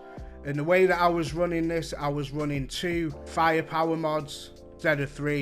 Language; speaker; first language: English; native; English